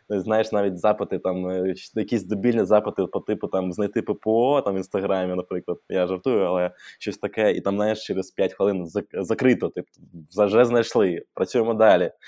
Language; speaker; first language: Ukrainian; non-native, local second language; Russian